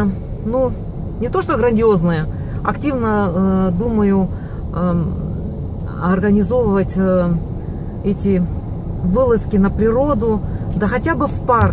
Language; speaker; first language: Russian; native; Russian